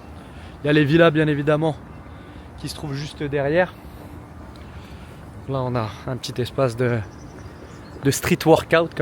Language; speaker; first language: French; native; French